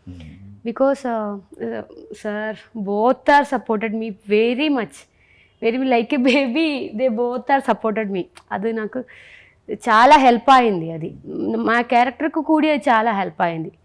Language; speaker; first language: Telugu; non-native, learner; Malayalam